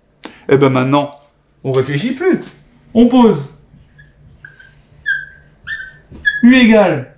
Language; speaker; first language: French; native; French